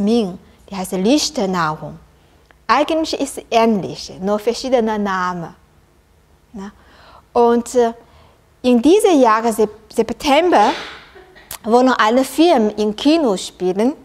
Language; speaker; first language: German; non-native, learner; Chinese